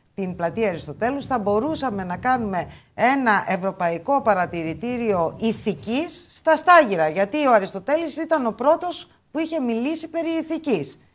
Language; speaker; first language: Greek; native; Greek